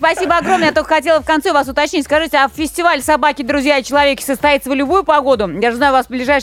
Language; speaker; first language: Russian; native; Russian